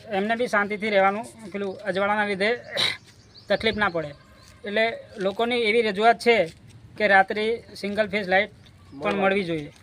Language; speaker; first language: Gujarati; non-native, local second language; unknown